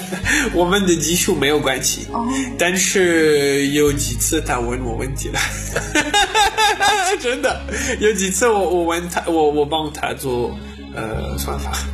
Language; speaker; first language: Chinese; non-native, learner; French